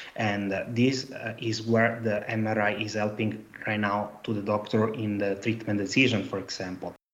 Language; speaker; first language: English; non-native, fluent; Italian